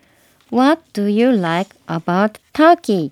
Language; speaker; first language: English; non-native, learner; Japanese